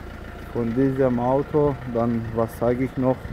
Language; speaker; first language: German; non-native, learner; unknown